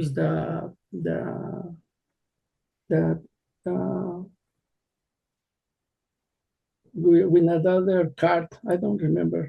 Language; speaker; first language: English; non-native, learner; Spanish